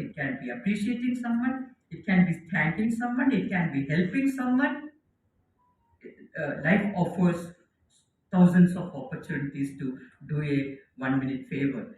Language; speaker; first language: English; non-native, local second language; Malayalam